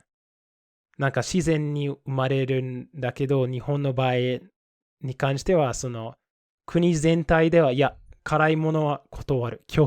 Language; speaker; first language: Japanese; non-native, fluent; English